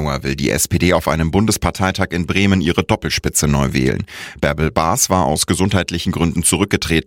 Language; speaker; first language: German; native; German